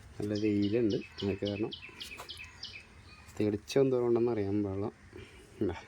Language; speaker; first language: Malayalam; native; Malayalam